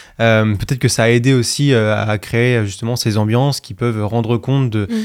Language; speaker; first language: French; native; French